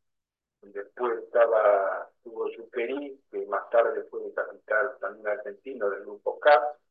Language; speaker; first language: Spanish; native; Spanish